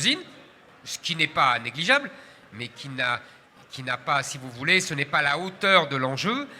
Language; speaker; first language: French; native; French